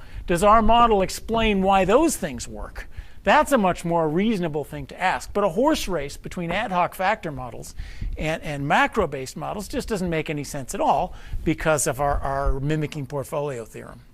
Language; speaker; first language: English; native; English